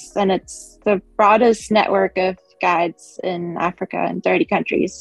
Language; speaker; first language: English; non-native, local second language; Swedish